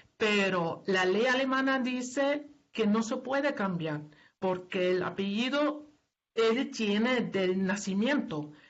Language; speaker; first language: Spanish; non-native, fluent; German